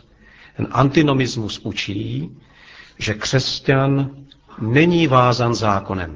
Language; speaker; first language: Czech; native; Czech